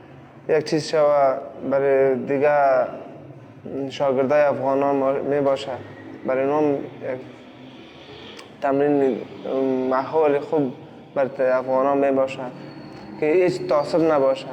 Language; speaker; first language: Persian; non-native, learner; Pashto